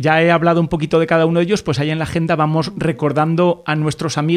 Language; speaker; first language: Spanish; native; Spanish